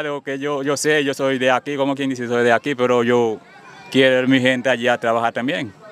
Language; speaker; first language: Spanish; non-native, fluent; Haitian Creole